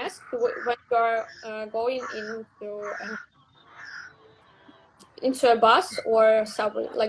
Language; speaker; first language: English; non-native, learner; Russian